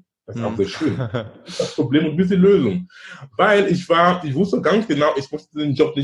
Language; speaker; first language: German; non-native, fluent; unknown